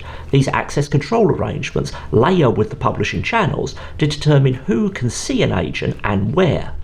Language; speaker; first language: English; native; English